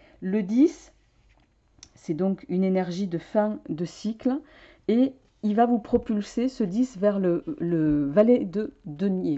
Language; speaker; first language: French; native; French